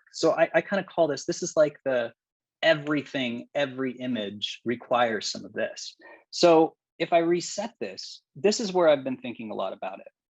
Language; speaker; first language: English; native; English